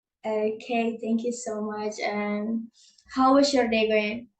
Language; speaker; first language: English; non-native, learner; Indonesian